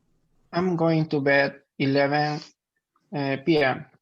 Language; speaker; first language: English; non-native, learner; Spanish